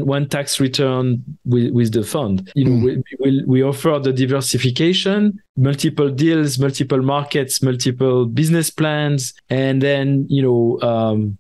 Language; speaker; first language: English; non-native, fluent; French